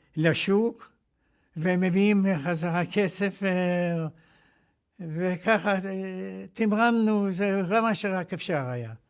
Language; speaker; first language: Hebrew; non-native, fluent; Yiddish